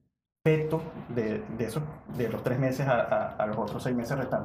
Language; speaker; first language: Spanish; native; Spanish